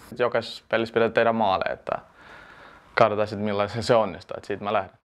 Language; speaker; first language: Finnish; early bilingual, other home language; Russian